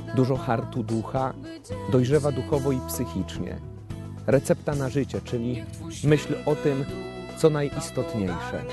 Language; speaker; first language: Polish; native; Polish